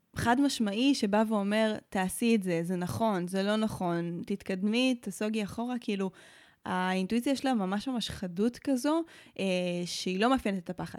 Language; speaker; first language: Hebrew; native; Hebrew